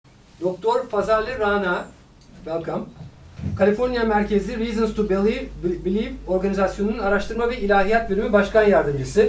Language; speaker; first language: Turkish; native; Turkish